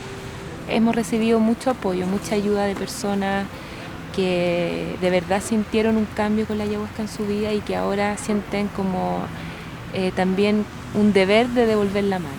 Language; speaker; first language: Spanish; native; Spanish